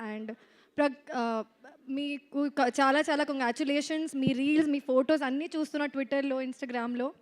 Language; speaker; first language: Telugu; non-native, local second language; Hindi